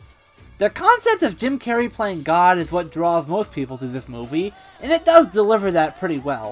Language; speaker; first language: English; native; English